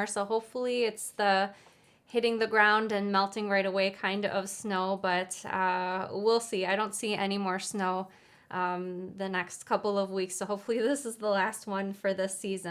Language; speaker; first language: English; native; English